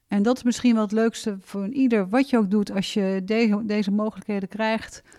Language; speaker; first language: Dutch; native; Dutch